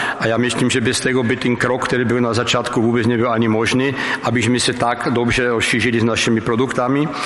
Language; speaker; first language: Czech; non-native, fluent; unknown